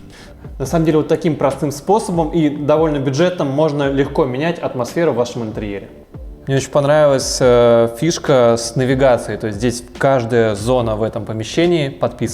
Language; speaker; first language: Russian; native; Russian